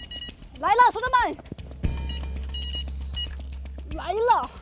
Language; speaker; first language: Chinese; native; Chinese